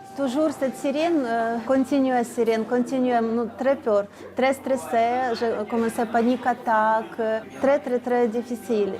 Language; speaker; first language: French; non-native, learner; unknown